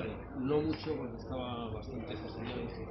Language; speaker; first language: Spanish; native; Spanish